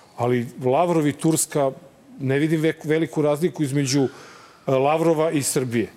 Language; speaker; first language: Serbian; native; Serbian